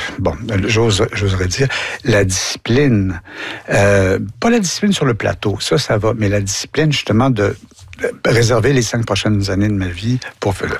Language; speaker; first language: French; native; French